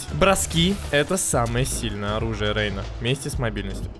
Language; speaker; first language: Russian; native; Russian